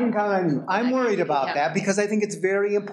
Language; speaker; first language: English; native; English